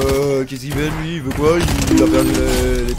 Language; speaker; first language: French; native; French